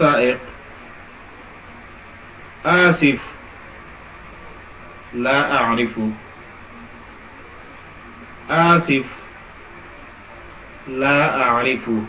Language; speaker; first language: Arabic; non-native, fluent; Wolof